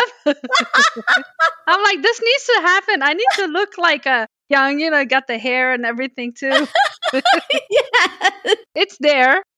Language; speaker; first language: English; early bilingual, other home language; Pashto